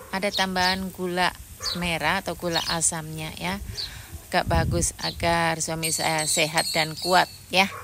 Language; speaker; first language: Indonesian; non-native, local second language; Javanese